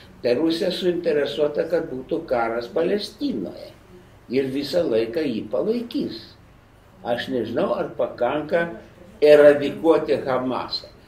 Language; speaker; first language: Lithuanian; native; Lithuanian